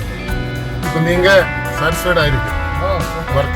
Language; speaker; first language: Tamil; non-native, learner; Malayalam